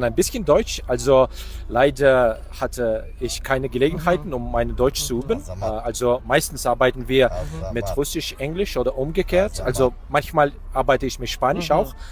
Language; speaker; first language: German; non-native, learner; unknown